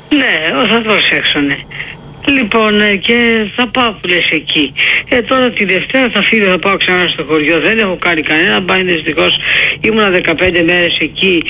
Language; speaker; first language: Greek; native; Greek